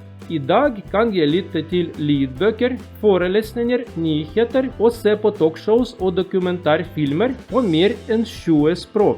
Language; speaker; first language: Norwegian; non-native, learner; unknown